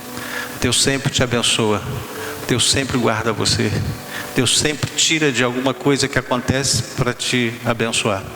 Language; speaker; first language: Portuguese; native; Portuguese